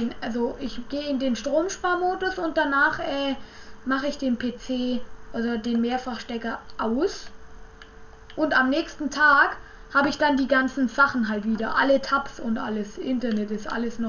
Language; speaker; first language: German; native; German